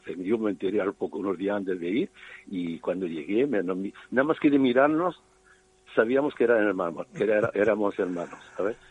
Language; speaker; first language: Spanish; native; Spanish